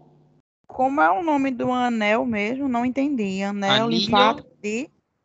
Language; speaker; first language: Spanish; non-native, learner; Portuguese